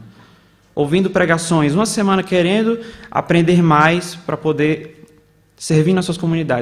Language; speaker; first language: Portuguese; native; Portuguese